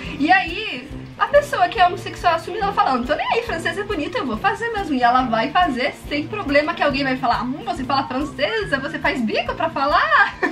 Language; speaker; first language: Portuguese; native; Portuguese